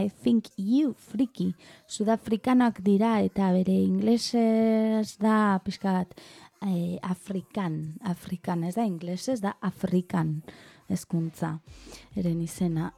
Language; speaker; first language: Basque; non-native, learner; Spanish